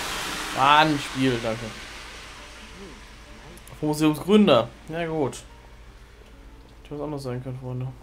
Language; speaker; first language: German; native; German